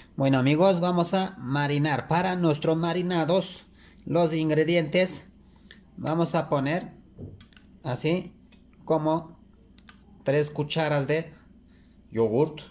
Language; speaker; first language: Spanish; non-native, learner; Turkish